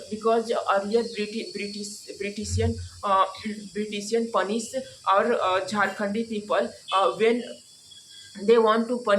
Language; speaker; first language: English; non-native, learner; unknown